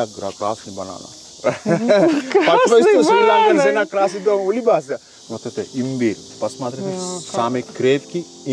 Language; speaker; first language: Russian; non-native, learner; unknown